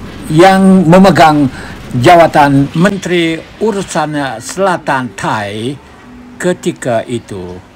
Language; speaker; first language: Malay; native; Malay